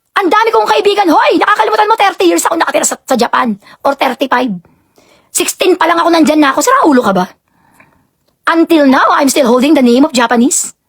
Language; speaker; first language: Filipino; native; Filipino